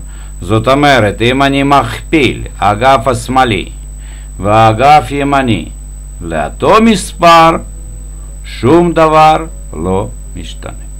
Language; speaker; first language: Hebrew; non-native, fluent; Russian